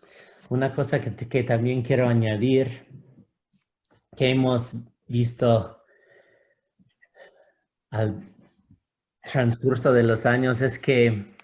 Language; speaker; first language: Spanish; non-native, fluent; English